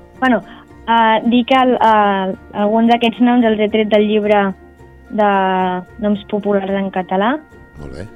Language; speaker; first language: Catalan; native; Catalan